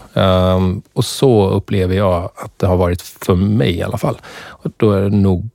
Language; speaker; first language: Swedish; early bilingual, other home language; Persian